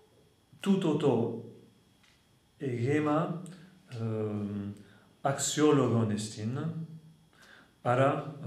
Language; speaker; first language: Greek; non-native, fluent; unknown